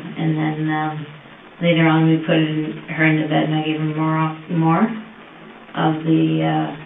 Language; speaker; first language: English; native; English